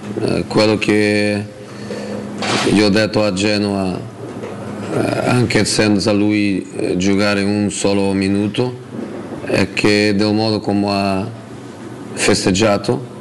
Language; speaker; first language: Italian; non-native, fluent; Portuguese